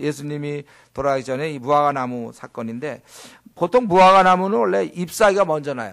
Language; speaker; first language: Korean; native; Korean